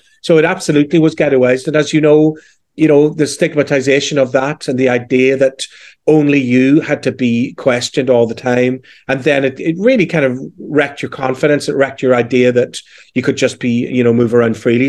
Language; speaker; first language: English; native; English